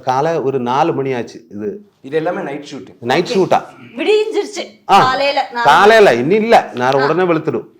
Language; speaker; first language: Tamil; non-native, learner; Malayalam